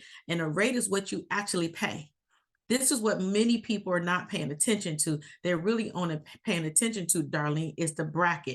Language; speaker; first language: English; native; English